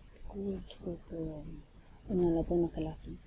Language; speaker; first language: French; non-native, learner; Chinese